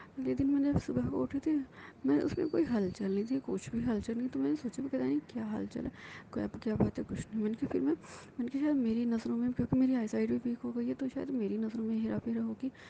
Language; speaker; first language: Hindi; native; Hindi